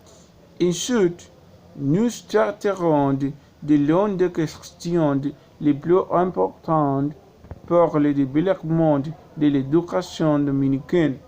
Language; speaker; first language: French; non-native, learner; Spanish